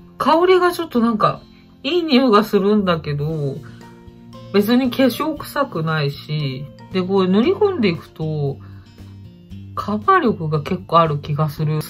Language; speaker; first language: Japanese; native; Japanese